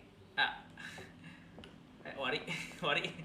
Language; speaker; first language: Japanese; non-native, learner; Indonesian